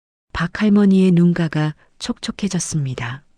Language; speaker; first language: Korean; native; Korean